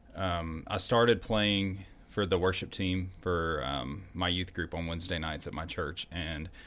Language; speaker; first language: English; native; English